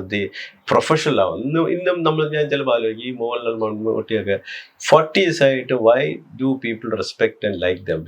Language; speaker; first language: English; non-native, local second language; Malayalam